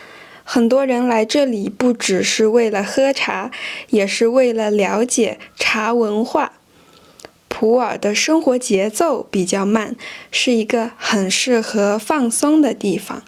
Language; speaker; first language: Chinese; non-native, fluent; French